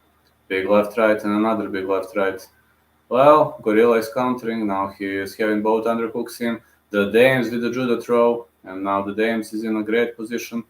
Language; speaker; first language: English; non-native, fluent; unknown